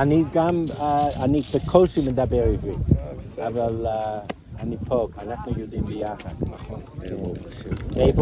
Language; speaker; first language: Hebrew; non-native, learner; English